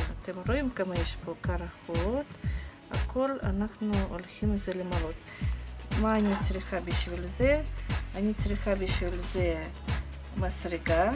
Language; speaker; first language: Hebrew; non-native, fluent; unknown